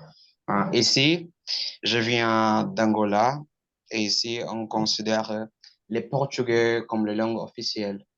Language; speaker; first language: French; non-native, learner; Portuguese